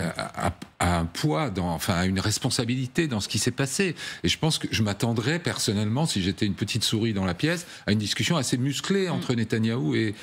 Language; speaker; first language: French; native; French